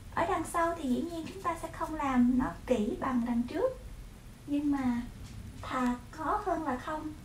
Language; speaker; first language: Vietnamese; early bilingual, other home language; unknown